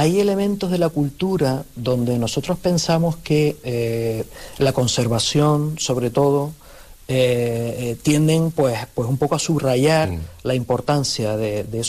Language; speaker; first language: Spanish; native; Spanish